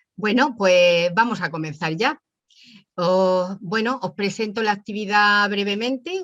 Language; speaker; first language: Spanish; native; Spanish